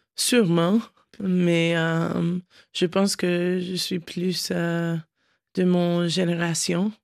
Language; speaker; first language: French; non-native, learner; English